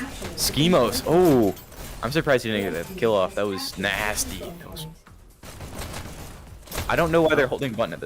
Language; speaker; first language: English; native; English